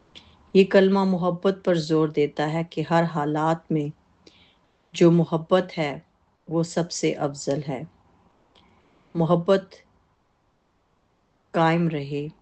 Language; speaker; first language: Urdu; native; Urdu